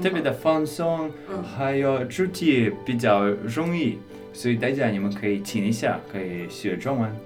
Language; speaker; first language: Chinese; non-native, learner; English